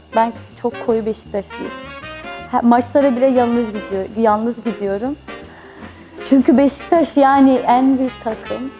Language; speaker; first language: Turkish; early bilingual, heritage; Turkish